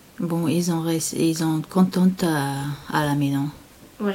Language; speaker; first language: French; non-native, learner; Chechen